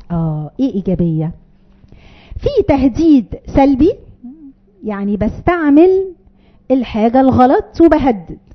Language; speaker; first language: Arabic; native; Arabic